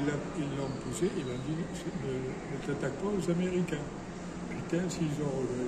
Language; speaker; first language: French; non-native, fluent; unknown